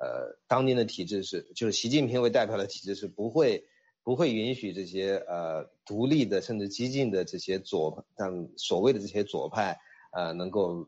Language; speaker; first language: Chinese; native; Chinese